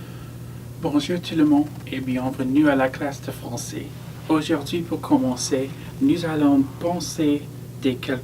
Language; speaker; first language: French; non-native, learner; English